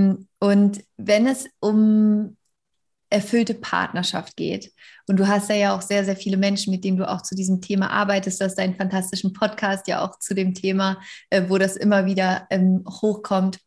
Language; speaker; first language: German; native; German